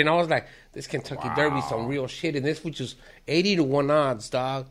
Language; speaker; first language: English; early bilingual, other home language; Spanish